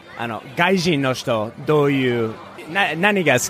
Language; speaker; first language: Japanese; non-native, learner; English